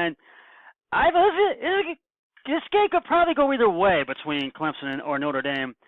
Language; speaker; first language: English; native; English